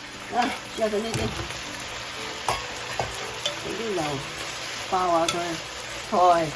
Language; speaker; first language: Cantonese; native; Cantonese